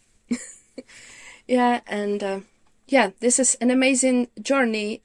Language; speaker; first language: English; non-native, fluent; Ukrainian